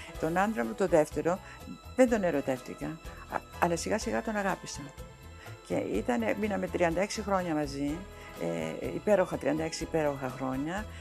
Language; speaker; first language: Greek; native; Greek